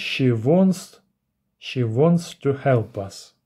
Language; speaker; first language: English; non-native, learner; Russian